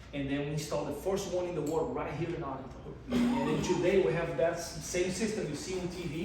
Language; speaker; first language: English; non-native, fluent; Portuguese